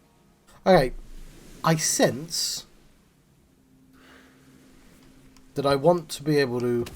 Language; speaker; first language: English; native; English